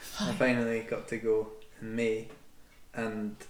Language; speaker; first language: English; native; English